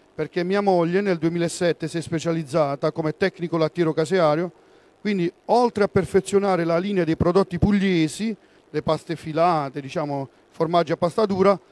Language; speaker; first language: Italian; native; Italian